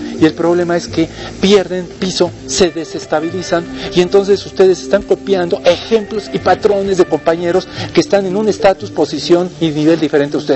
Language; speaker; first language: Spanish; native; Spanish